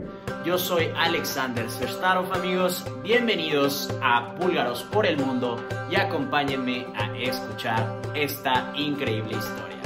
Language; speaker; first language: Spanish; non-native, fluent; Bulgarian